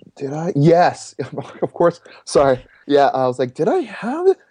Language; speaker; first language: English; native; English